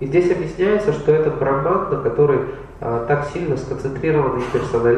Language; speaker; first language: Russian; native; Russian